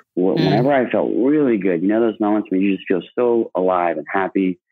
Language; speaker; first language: English; native; English